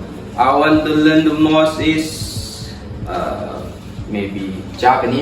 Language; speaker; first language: English; non-native, local second language; Malay